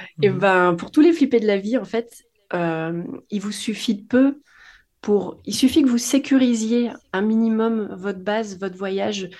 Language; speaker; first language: French; native; French